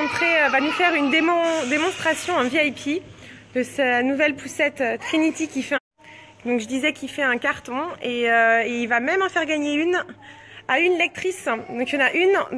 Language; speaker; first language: French; native; French